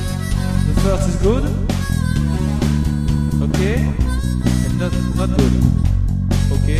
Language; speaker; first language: English; non-native, learner; French